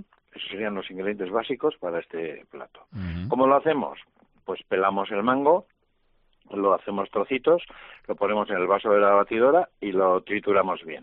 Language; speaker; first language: Spanish; native; Spanish